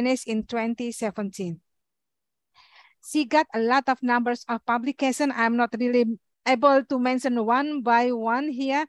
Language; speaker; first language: English; non-native, learner; Indonesian